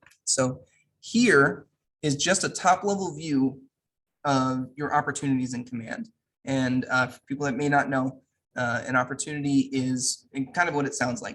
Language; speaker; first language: English; native; English